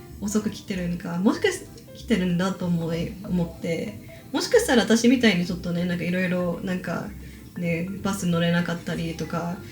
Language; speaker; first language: Japanese; early bilingual, heritage; Japanese